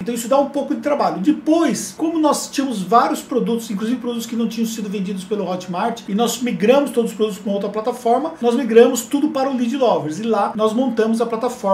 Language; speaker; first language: Portuguese; native; Portuguese